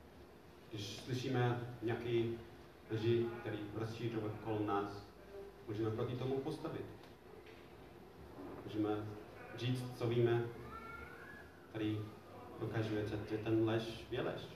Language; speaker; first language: Czech; non-native, fluent; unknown